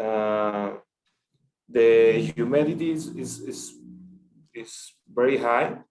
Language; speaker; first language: English; non-native, learner; Spanish